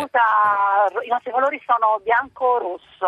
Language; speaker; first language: Italian; native; Italian